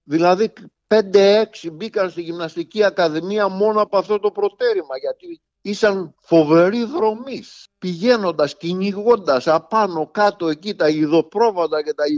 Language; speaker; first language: Greek; native; Greek